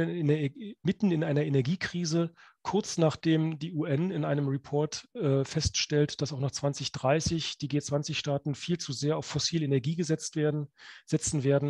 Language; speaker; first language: German; native; German